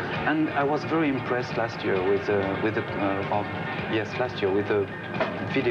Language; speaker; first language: English; non-native, learner; French